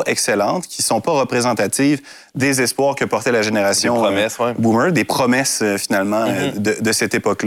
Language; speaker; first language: French; native; French